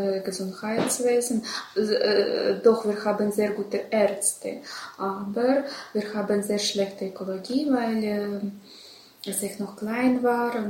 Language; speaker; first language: German; non-native, learner; Russian